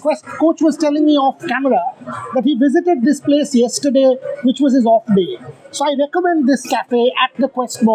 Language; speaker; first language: English; non-native, local second language; Bangla